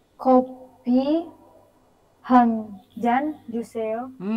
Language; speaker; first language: Korean; non-native, learner; Indonesian